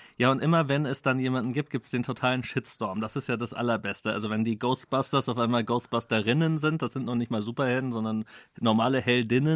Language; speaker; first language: German; native; German